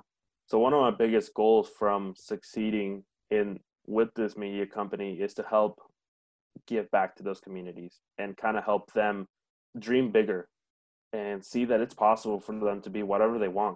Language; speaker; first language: English; early bilingual, other home language; Spanish